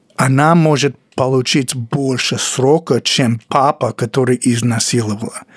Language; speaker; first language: Russian; non-native, fluent; English